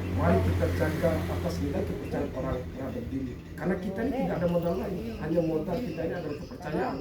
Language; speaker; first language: Indonesian; non-native, local second language; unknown